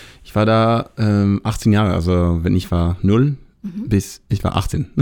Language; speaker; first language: German; non-native, learner; Hebrew